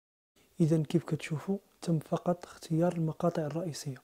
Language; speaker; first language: Arabic; native; Arabic